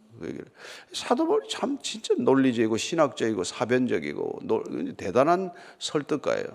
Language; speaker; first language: Korean; native; Korean